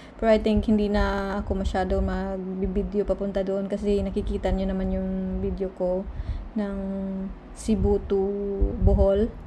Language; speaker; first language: Filipino; non-native, local second language; Cebuano